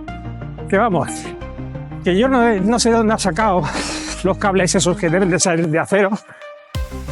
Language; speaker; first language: Spanish; native; Spanish